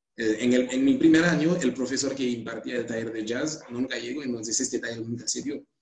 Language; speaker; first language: Spanish; non-native, fluent; Haitian Creole